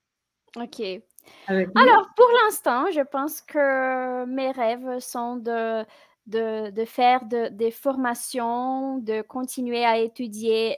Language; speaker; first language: French; non-native, fluent; Portuguese